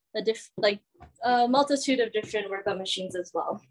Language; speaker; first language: English; native; English